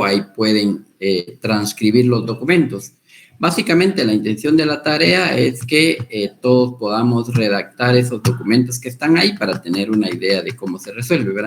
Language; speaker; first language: Spanish; native; Spanish